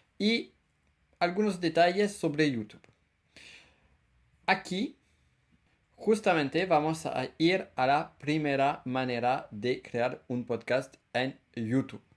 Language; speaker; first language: Spanish; non-native, fluent; French